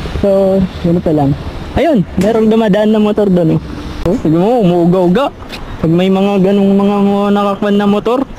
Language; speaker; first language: Filipino; non-native, local second language; Iloko